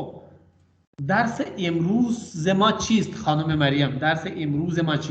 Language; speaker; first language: Persian; non-native, fluent; Urdu